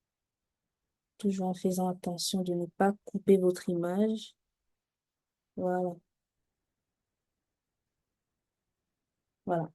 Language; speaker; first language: French; native; French